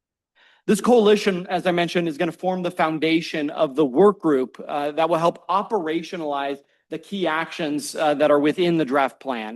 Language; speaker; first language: English; native; English